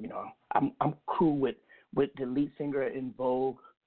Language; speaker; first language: English; native; English